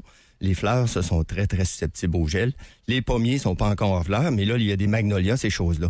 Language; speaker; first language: French; native; French